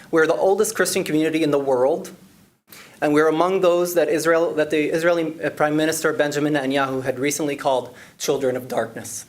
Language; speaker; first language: English; non-native, fluent; Arabic